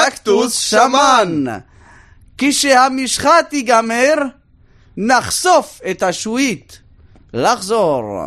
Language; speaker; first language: Hebrew; native; Hebrew